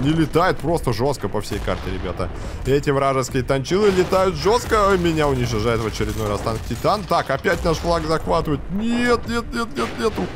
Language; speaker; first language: Russian; native; Russian